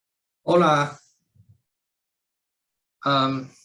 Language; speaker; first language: Spanish; non-native, learner; Chinese